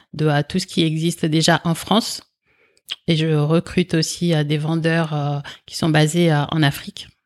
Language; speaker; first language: French; native; French